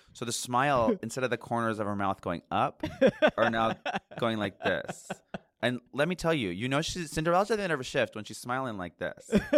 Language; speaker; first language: English; native; English